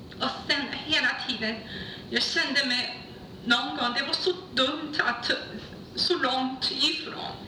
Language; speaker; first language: Swedish; non-native, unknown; Chinese